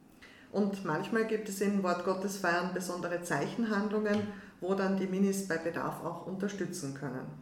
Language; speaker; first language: German; native; German